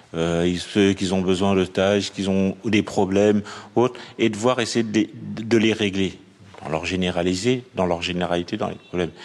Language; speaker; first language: French; native; French